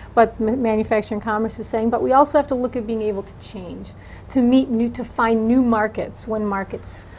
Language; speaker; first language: English; native; English